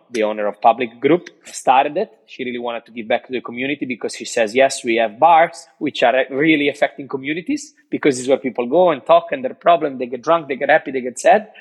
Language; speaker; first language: English; non-native, fluent; Italian